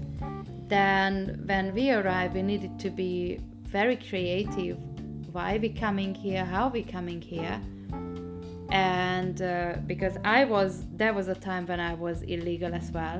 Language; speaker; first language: English; non-native, fluent; Hungarian